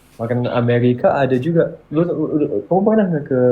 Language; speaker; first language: Indonesian; early bilingual, other home language; English